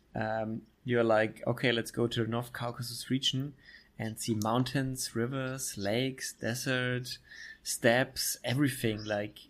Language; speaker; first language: English; non-native, fluent; German